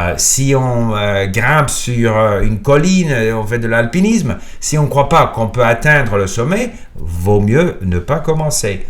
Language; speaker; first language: French; non-native, fluent; English